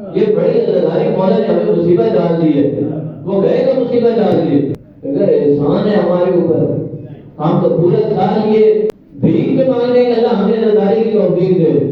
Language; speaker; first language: Urdu; non-native, local second language; Punjabi